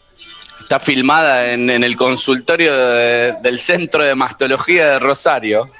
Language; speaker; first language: Spanish; native; Spanish